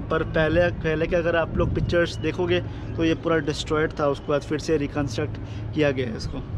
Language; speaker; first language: Hindi; native; Hindi